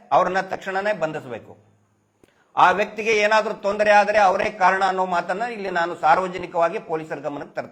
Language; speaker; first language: Kannada; native; Kannada